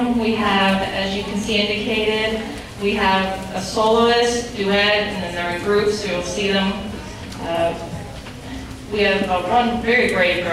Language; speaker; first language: English; native; English